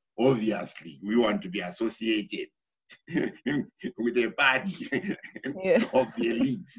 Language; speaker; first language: English; non-native, local second language; Shona